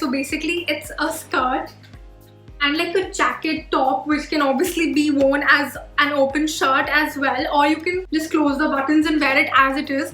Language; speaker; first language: English; non-native, local second language; Hindi